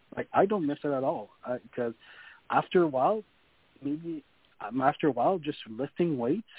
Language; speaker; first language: English; non-native, fluent; French